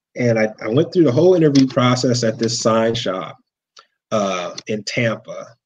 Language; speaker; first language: English; native; English